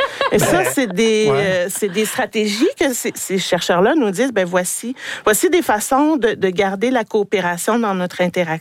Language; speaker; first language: French; native; French